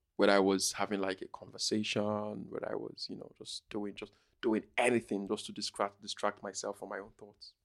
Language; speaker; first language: English; non-native, local second language; Igbo